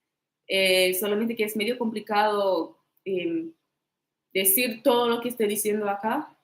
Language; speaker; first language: Spanish; non-native, fluent; English